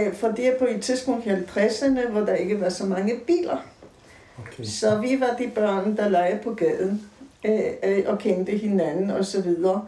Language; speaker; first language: Danish; native; Danish